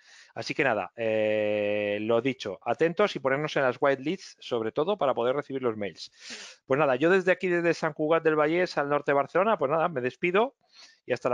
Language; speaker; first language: Spanish; native; Spanish